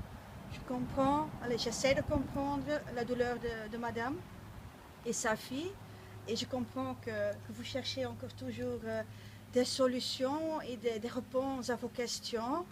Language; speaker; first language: French; non-native, local second language; Dutch